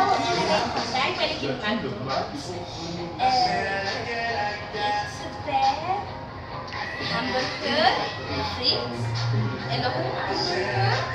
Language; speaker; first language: Dutch; early bilingual, other home language; English